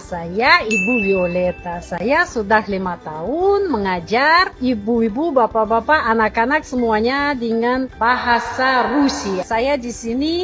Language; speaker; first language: Indonesian; non-native, fluent; Russian